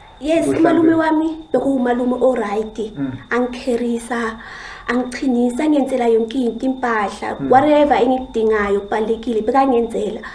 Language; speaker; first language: Zulu; native; Zulu